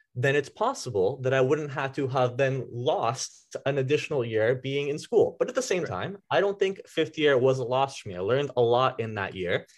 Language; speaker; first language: English; native; English